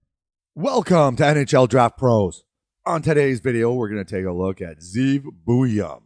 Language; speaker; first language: English; native; English